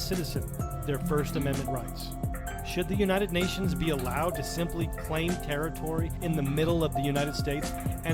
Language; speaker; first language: English; native; English